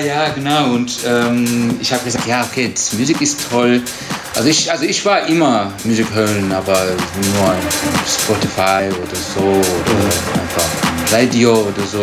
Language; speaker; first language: German; non-native, learner; Turkish